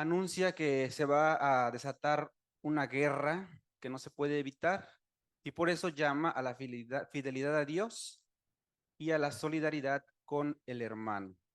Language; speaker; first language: Spanish; native; Spanish